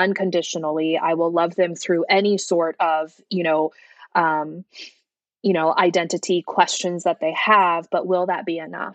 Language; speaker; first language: English; early bilingual, other home language; Chinese